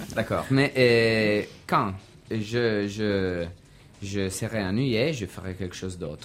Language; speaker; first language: French; non-native, learner; Italian